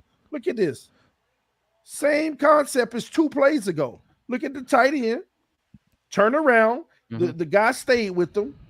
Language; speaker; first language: English; native; English